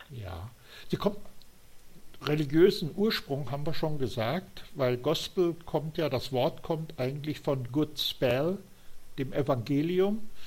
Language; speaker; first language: German; native; German